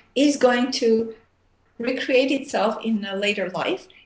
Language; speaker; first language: English; non-native, fluent; Armenian